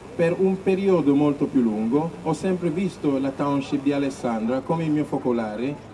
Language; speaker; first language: Italian; native; Italian